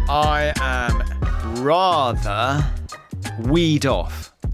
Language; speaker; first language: English; native; English